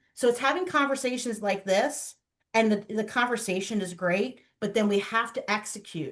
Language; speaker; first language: English; native; English